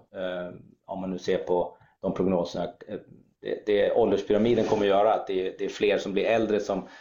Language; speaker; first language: Swedish; early bilingual, other home language; German